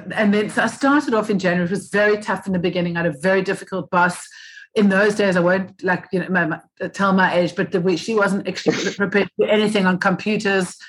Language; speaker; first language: English; native; English